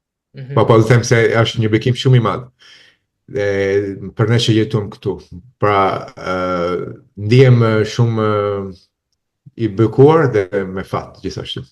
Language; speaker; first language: Albanian; non-native, fluent; Italian